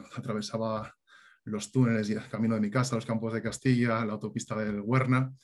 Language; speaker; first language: Spanish; native; Spanish